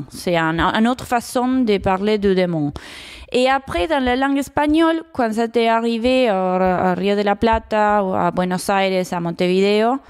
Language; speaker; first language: French; non-native, fluent; Spanish